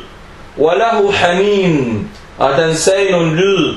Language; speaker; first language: Danish; early bilingual, other home language; Arabic